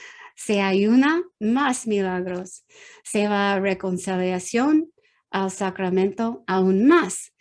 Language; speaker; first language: Spanish; non-native, learner; English